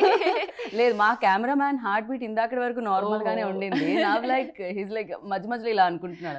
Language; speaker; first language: Telugu; native; Telugu